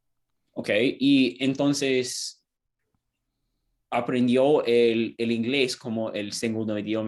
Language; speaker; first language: Spanish; non-native, learner; English